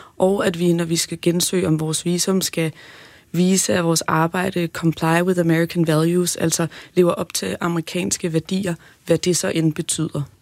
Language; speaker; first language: Danish; native; Danish